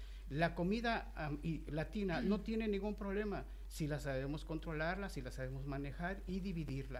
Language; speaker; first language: Spanish; native; Spanish